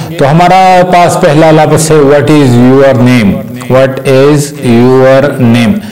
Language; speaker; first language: Urdu; non-native, local second language; Pashto